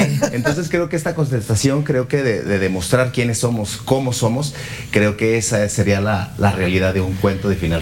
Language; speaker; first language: Spanish; native; Spanish